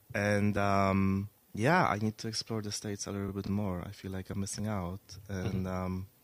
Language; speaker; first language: English; non-native, fluent; Polish